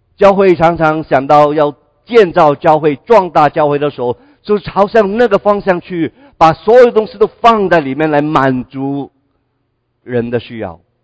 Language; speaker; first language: Chinese; non-native, local second language; Cantonese